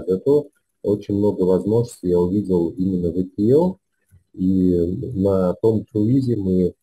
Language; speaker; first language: Russian; native; Russian